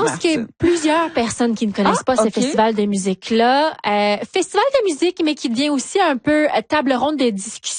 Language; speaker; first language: French; native; French